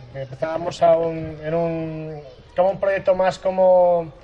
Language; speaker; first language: Spanish; non-native, local second language; Catalan